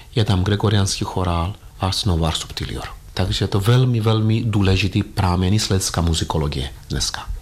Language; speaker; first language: Czech; non-native, fluent; Greek